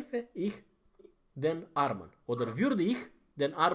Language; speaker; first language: German; non-native, fluent; Romanian